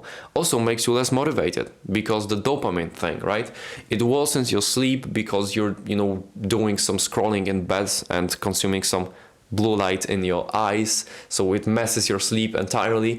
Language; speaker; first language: English; non-native, fluent; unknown